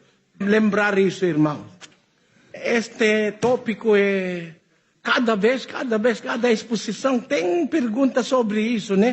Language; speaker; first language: Portuguese; non-native, learner; Filipino